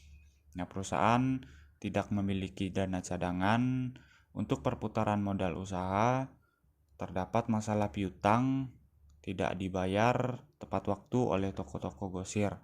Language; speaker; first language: Indonesian; native; Indonesian